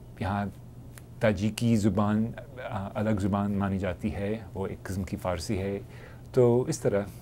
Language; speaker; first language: Urdu; non-native, fluent; English